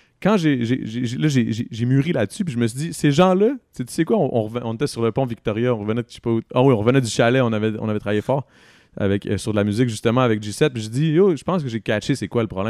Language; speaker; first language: French; native; French